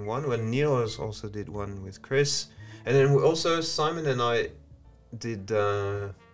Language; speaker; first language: English; non-native, fluent; French